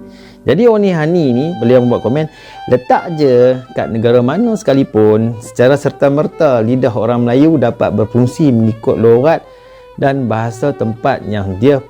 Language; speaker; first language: Malay; native; Malay